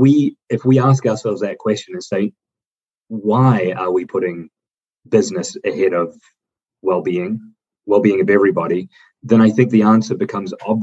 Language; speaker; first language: English; native; English